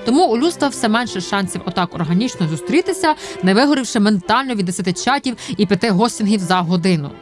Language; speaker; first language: Ukrainian; native; Ukrainian